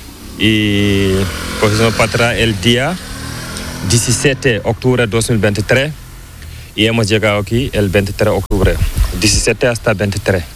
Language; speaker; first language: Spanish; non-native, learner; Fula